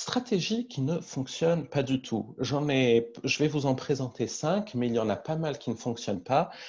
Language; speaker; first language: French; native; French